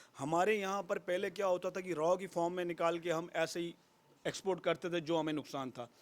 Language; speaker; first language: Urdu; non-native, local second language; Sindhi